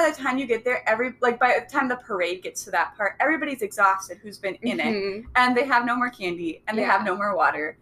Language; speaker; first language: English; native; English